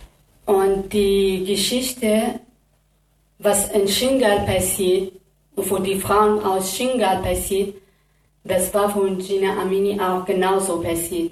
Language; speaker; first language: German; non-native, learner; Kurdish